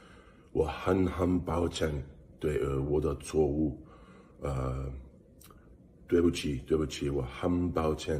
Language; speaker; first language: Chinese; non-native, learner; English